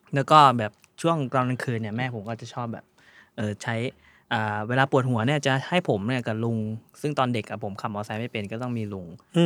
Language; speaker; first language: Thai; non-native, local second language; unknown